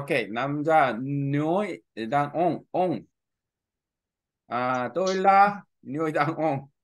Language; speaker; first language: Vietnamese; non-native, learner; Korean